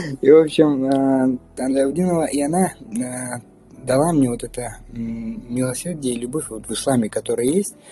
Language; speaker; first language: Russian; early bilingual, other home language; Pashto